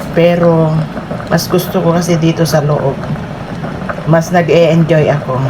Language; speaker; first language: Filipino; non-native, local second language; Iloko